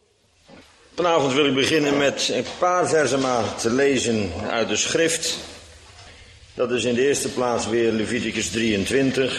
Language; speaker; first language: Dutch; native; Dutch